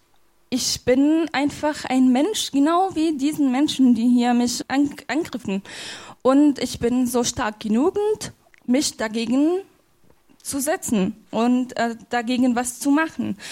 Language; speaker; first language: German; non-native, fluent; Arabic